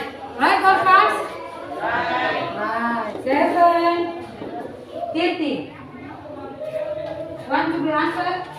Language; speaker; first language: English; non-native, learner; Indonesian